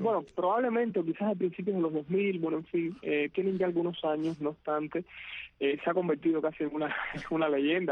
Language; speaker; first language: Spanish; native; Spanish